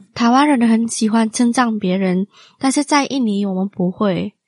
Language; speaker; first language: Chinese; non-native, fluent; Min Nan Chinese